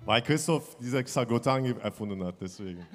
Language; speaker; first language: German; non-native, fluent; Turkish